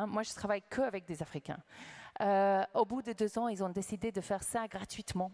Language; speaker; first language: French; non-native, fluent; English